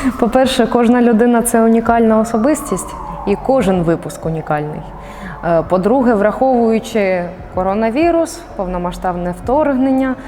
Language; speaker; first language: Ukrainian; native; Ukrainian